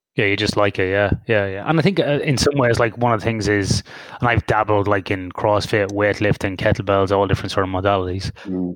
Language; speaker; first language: English; native; English